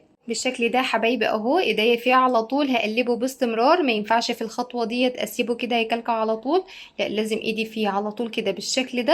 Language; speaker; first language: Arabic; native; Arabic